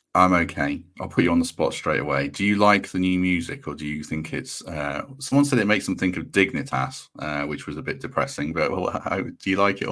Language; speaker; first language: English; native; English